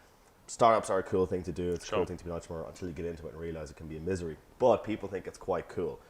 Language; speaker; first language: English; native; English